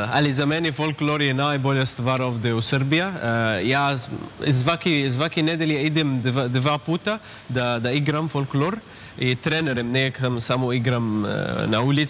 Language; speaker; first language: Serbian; non-native, learner; Arabic